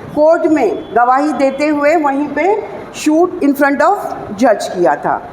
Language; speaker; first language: Hindi; non-native, local second language; Marathi